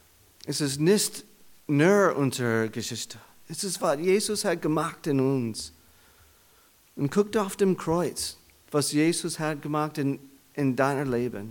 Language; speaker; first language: German; non-native, learner; English